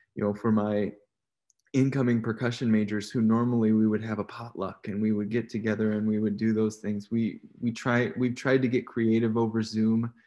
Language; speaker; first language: English; native; English